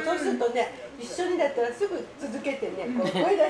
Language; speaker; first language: Japanese; native; Japanese